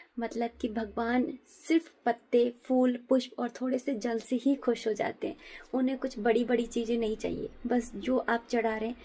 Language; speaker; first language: Hindi; native; Hindi